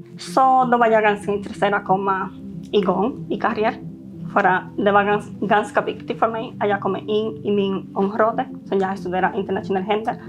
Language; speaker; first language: Swedish; non-native, fluent; Spanish